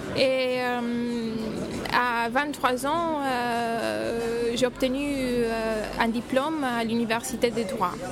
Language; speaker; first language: French; non-native, learner; Romanian